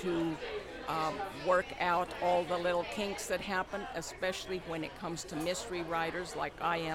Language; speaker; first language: English; non-native, fluent; Spanish